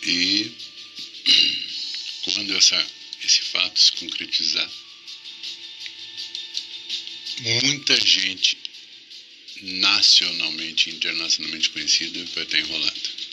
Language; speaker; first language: Portuguese; native; Portuguese